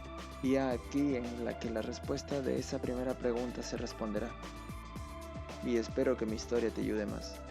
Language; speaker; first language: Spanish; native; Spanish